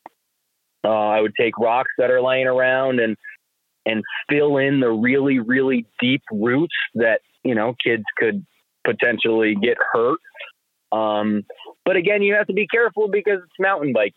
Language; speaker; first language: English; native; English